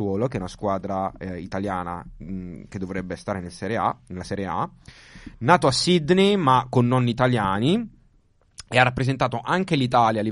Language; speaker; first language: Italian; native; Italian